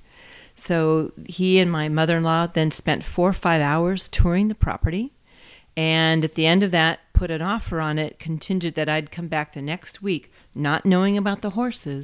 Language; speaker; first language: English; native; English